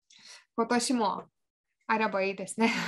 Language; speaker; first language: Japanese; non-native, fluent; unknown